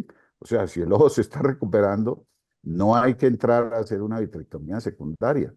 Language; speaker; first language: Spanish; native; Spanish